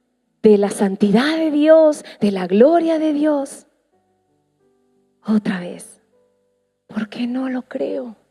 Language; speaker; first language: Spanish; native; Spanish